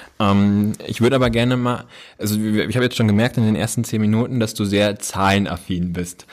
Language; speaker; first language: German; native; German